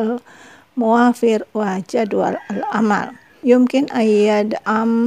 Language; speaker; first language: Arabic; non-native, fluent; Indonesian